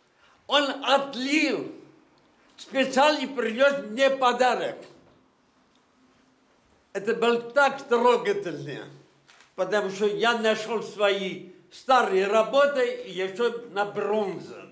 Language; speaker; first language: Russian; non-native, local second language; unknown